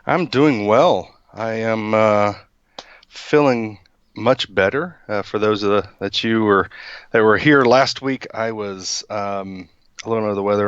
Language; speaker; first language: English; native; English